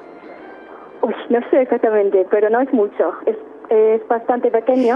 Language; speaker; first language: Spanish; non-native, learner; English